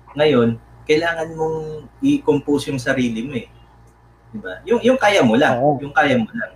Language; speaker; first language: Filipino; non-native, local second language; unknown